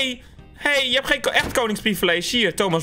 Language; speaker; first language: Dutch; native; Dutch